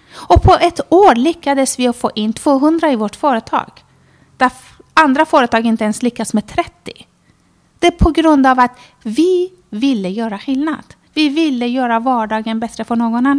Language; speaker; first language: Swedish; non-native, fluent; Persian